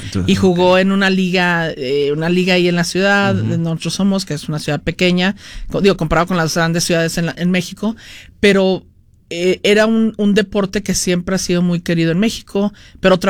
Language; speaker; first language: Spanish; native; Spanish